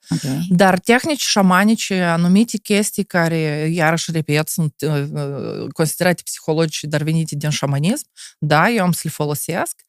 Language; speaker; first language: Romanian; non-native, local second language; Russian